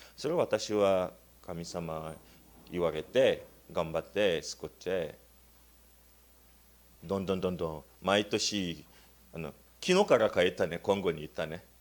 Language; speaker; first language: Japanese; non-native, learner; Luba-Lulua